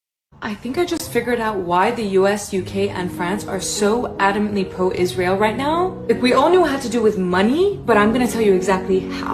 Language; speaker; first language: English; native; English